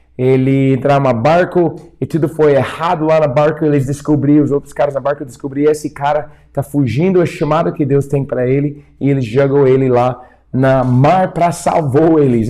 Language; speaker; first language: Portuguese; non-native, fluent; English